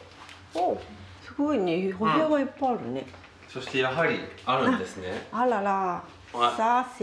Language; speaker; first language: French; non-native, learner; Japanese